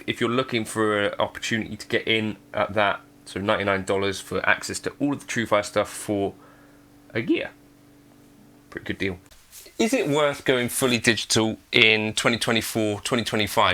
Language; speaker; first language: English; native; English